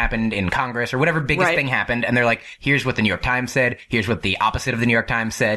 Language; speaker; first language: English; native; English